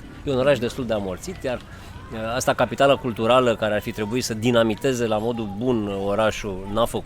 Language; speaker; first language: Romanian; native; Romanian